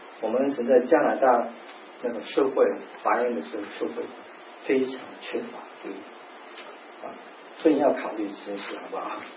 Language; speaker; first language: Chinese; non-native, learner; English